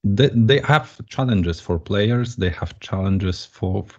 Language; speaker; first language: English; non-native, fluent; Polish